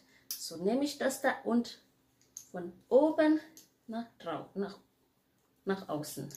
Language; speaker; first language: German; non-native, fluent; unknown